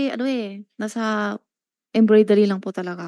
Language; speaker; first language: Filipino; non-native, learner; Chinese